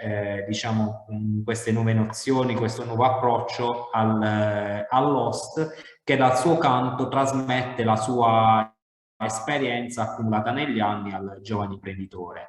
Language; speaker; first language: Italian; native; Italian